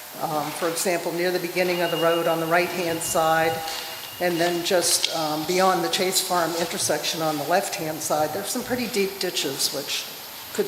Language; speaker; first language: English; native; English